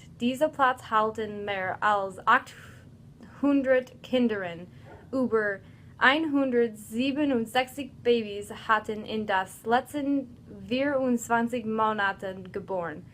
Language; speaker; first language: German; non-native, learner; English